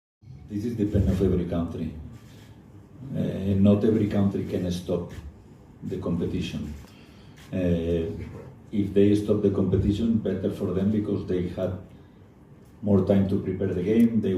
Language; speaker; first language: English; non-native, fluent; Spanish